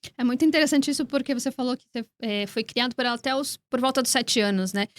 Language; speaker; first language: Portuguese; native; Portuguese